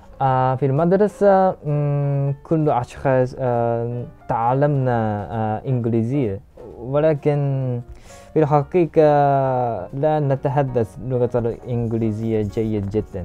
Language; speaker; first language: Arabic; non-native, learner; Japanese